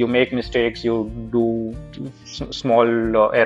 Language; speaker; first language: English; non-native, local second language; Urdu